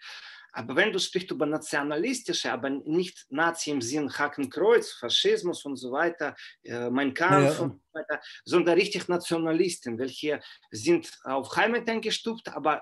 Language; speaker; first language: German; non-native, fluent; Russian